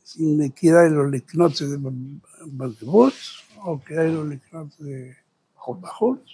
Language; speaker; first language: Hebrew; early bilingual, other home language; Spanish